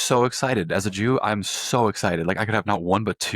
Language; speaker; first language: English; native; English